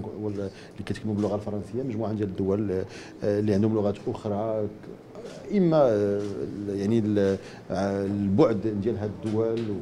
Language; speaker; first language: Arabic; native; Arabic